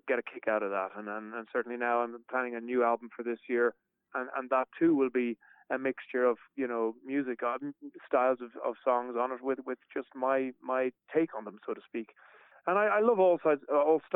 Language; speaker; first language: English; native; English